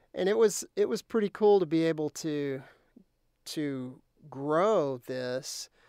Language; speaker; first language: English; native; English